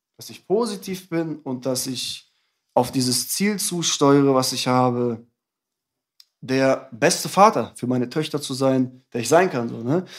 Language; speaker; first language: German; native; German